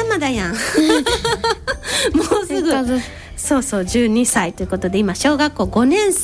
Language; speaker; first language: Japanese; native; Japanese